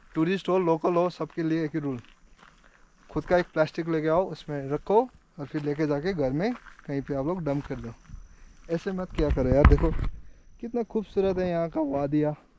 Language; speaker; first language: Hindi; non-native, local second language; Nepali